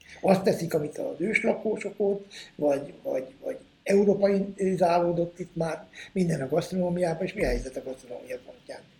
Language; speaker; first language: Hungarian; native; Hungarian